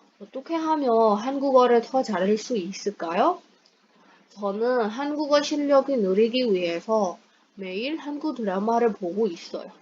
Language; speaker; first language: Korean; non-native, fluent; Burmese